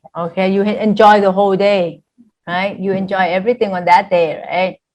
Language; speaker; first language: English; non-native, fluent; Thai